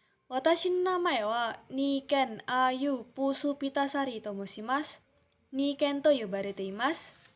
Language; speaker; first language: Japanese; non-native, learner; Indonesian